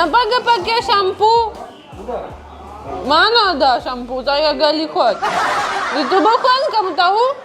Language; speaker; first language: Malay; non-native, learner; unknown